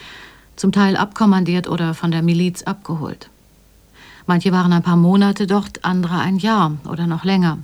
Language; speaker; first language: German; native; German